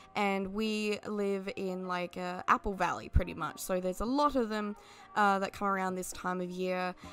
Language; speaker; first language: English; native; English